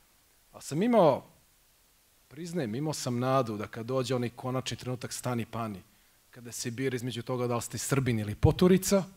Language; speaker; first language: Croatian; native; Croatian